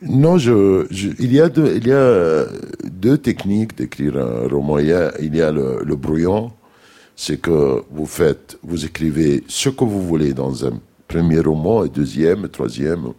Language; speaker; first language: French; non-native, fluent; Arabic